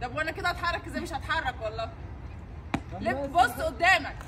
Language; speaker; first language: Arabic; native; Arabic